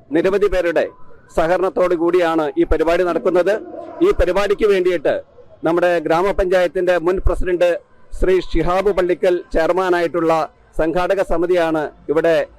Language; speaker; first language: Malayalam; native; Malayalam